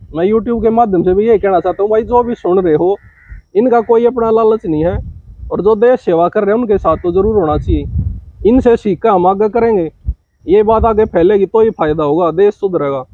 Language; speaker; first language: Hindi; native; Hindi